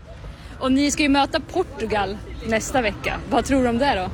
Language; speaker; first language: Swedish; native; Swedish